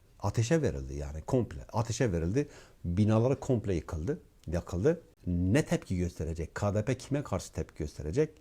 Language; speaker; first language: Turkish; non-native, local second language; Kurdish